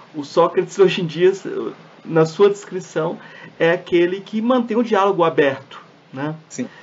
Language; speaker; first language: Portuguese; native; Portuguese